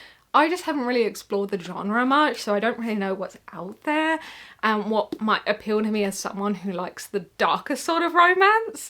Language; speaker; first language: English; native; English